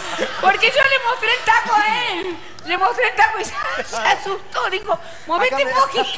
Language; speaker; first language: Spanish; native; Spanish